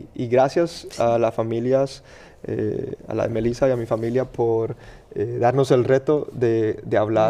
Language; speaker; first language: Spanish; early bilingual, heritage; Spanish